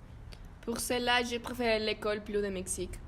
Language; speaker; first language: French; non-native, learner; Spanish